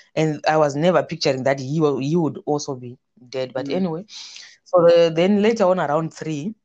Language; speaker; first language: English; non-native, local second language; Shona